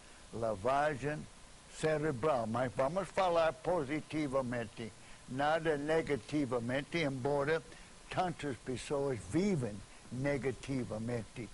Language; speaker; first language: Portuguese; non-native, fluent; English